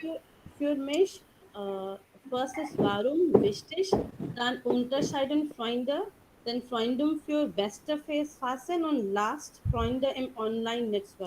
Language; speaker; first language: German; non-native, learner; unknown